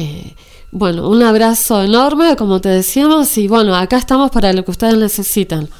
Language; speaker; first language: Spanish; native; Spanish